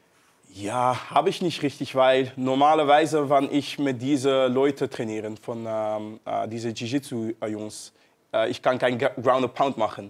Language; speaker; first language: German; non-native, learner; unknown